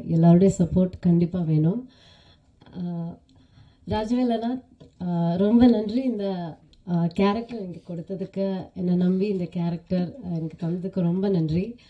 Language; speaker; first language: Tamil; non-native, fluent; Malayalam